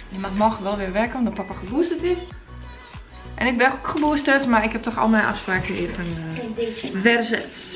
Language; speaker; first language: Dutch; native; Dutch